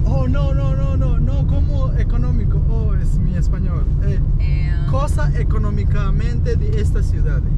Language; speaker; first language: Spanish; non-native, learner; English